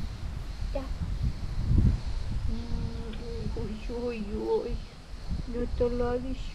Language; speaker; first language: English; non-native, learner; Turkish